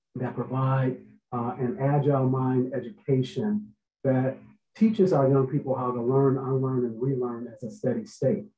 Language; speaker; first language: English; native; English